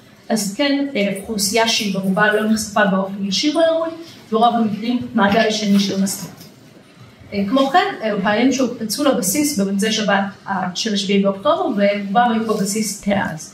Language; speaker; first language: Hebrew; native; Hebrew